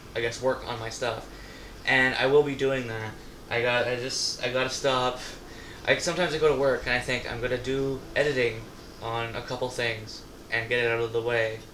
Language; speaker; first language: English; native; English